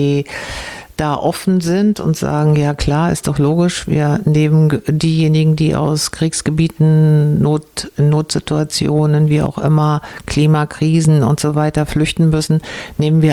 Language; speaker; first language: German; native; German